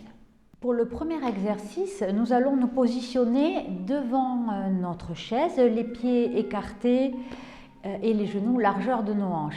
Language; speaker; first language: French; native; French